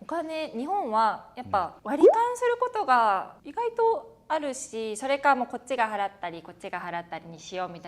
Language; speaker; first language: Japanese; native; Japanese